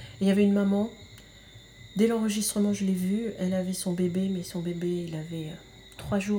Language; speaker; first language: French; native; French